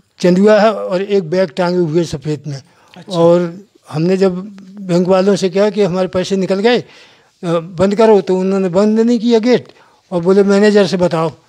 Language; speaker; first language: Hindi; native; Hindi